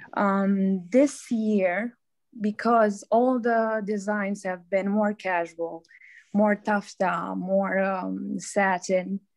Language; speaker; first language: English; non-native, fluent; Romanian